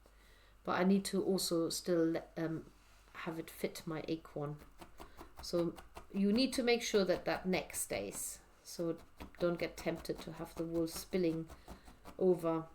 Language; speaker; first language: English; native; English